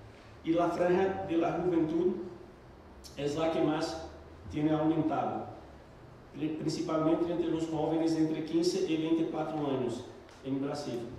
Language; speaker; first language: Spanish; non-native, fluent; Portuguese